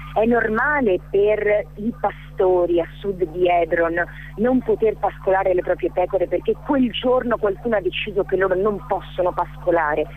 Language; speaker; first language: Italian; native; Italian